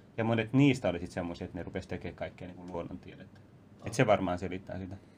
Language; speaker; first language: Finnish; native; Finnish